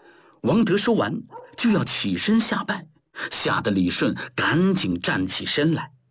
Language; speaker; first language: Chinese; native; Chinese